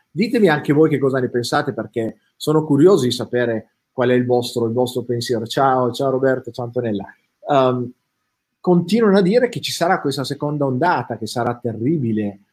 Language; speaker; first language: Italian; native; Italian